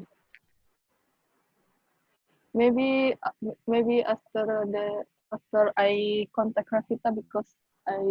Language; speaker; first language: English; non-native, learner; Indonesian